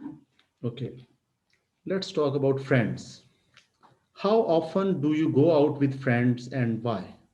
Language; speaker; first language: English; non-native, fluent; Hindi